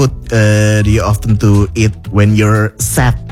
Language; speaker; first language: English; non-native, fluent; Indonesian